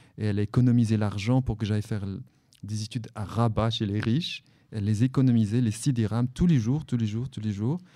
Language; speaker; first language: French; non-native, local second language; Arabic